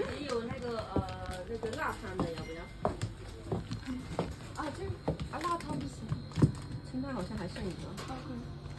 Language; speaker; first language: Chinese; non-native, learner; Japanese